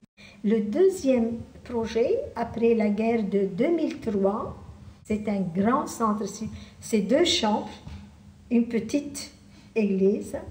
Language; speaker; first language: French; non-native, local second language; Arabic